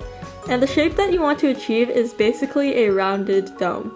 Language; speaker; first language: English; native; English